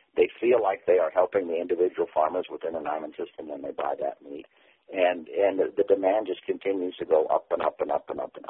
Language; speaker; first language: English; native; English